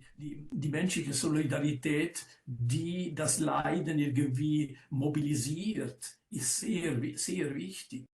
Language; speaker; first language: German; non-native, local second language; Italian